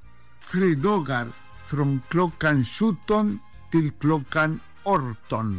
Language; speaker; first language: Swedish; non-native, fluent; Spanish